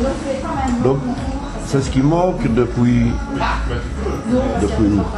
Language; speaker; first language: French; native; French